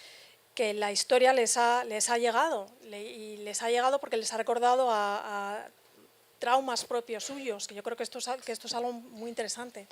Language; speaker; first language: Spanish; native; Spanish